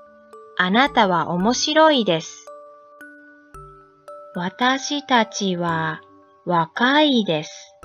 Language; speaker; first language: Japanese; non-native, fluent; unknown